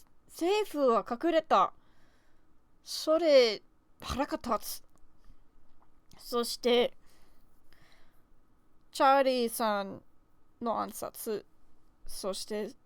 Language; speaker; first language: Japanese; non-native, learner; English